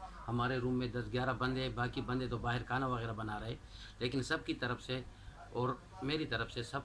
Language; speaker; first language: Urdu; non-native, local second language; Pashto